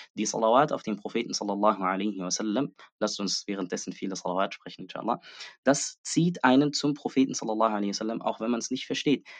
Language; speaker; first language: German; early bilingual, other home language; Arabic